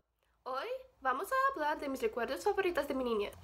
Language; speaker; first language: Spanish; non-native, learner; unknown